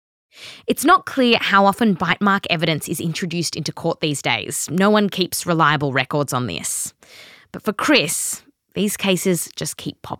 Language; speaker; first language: English; native; English